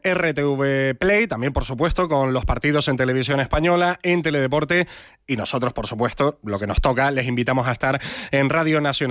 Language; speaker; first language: Spanish; native; Spanish